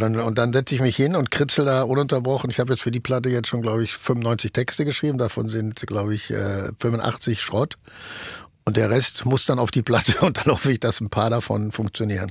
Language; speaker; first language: German; native; German